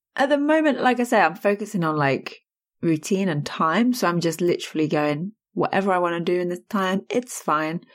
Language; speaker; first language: English; native; English